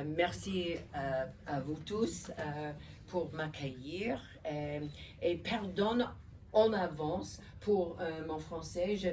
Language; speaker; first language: French; non-native, learner; English